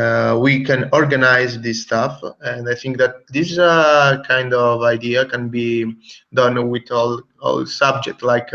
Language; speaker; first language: English; non-native, fluent; Italian